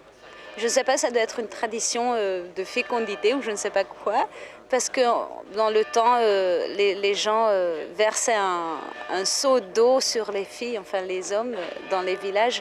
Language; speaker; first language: French; non-native, fluent; Hungarian